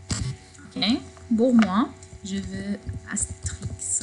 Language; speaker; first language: French; non-native, fluent; Arabic